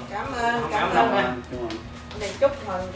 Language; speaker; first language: Vietnamese; native; Vietnamese